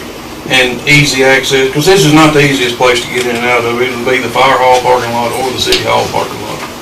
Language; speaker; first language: English; native; English